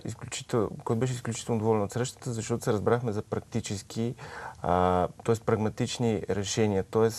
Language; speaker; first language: Bulgarian; native; Bulgarian